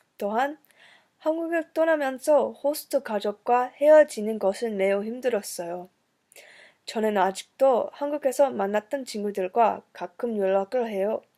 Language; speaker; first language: Korean; early bilingual, heritage; English